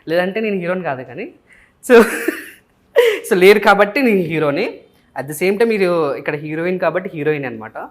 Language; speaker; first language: Telugu; native; Telugu